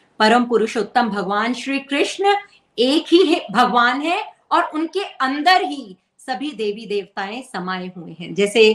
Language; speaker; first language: Hindi; native; Hindi